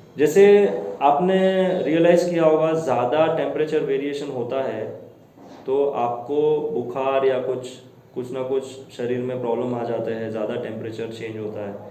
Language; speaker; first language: Hindi; non-native, local second language; Gujarati